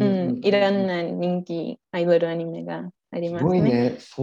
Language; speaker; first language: Japanese; non-native, learner; Spanish